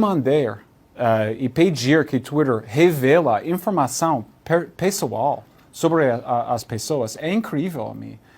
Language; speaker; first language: Portuguese; non-native, learner; English